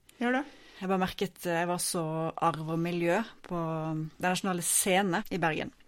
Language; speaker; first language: Norwegian; native; Norwegian